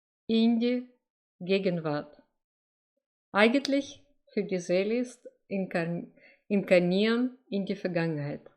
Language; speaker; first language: German; non-native, fluent; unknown